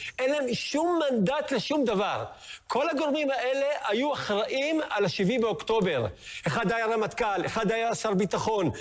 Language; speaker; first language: Hebrew; native; Hebrew